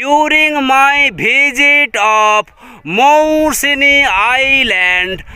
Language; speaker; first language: English; non-native, local second language; Bangla